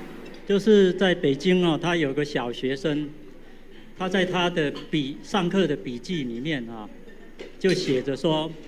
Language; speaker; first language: Chinese; native; Chinese